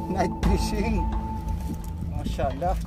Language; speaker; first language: English; non-native, fluent; Filipino